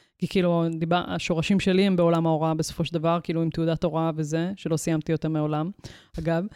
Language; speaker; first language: Hebrew; native; Hebrew